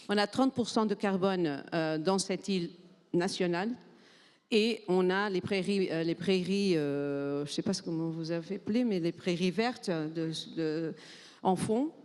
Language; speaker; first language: French; non-native, fluent; Portuguese